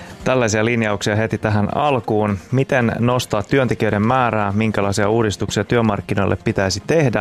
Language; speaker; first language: Finnish; native; Finnish